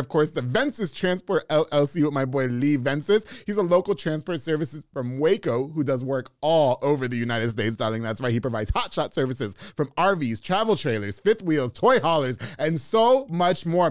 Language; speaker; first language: English; native; English